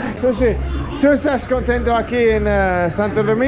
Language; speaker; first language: Spanish; non-native, learner; English